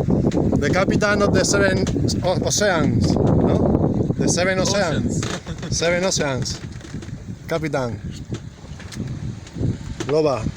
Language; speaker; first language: English; non-native, learner; Spanish